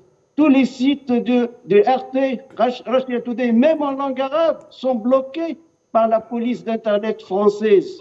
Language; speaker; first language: French; non-native, fluent; Arabic